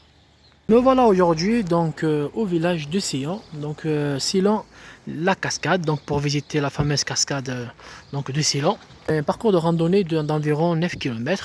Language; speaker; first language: French; native; French